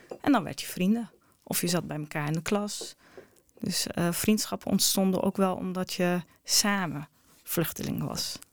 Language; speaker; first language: Dutch; early bilingual, other home language; Arabic